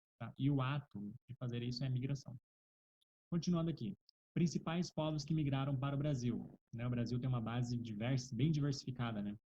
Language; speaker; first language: Portuguese; native; Portuguese